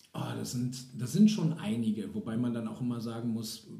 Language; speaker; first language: German; native; German